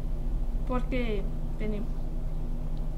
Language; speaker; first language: Spanish; non-native, learner; English